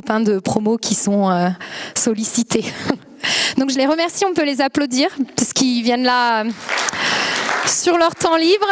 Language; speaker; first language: French; native; French